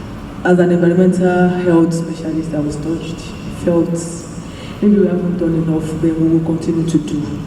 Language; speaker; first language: English; non-native, local second language; Yoruba